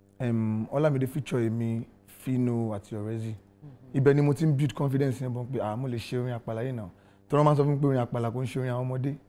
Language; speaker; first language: Yoruba; non-native, local second language; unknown